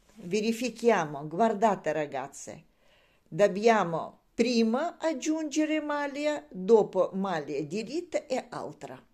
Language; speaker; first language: Italian; non-native, learner; Russian